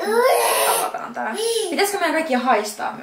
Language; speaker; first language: Finnish; native; Finnish